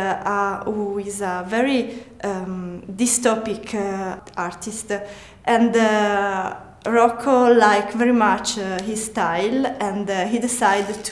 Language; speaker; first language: English; non-native, learner; Italian